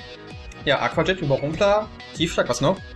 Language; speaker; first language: German; native; German